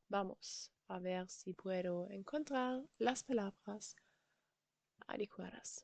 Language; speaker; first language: Spanish; non-native, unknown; German